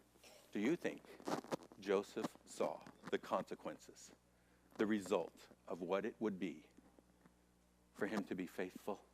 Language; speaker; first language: English; native; English